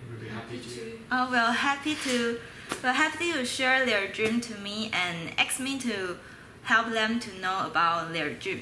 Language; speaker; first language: English; non-native, learner; Chinese